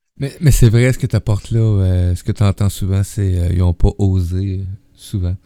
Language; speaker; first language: French; native; French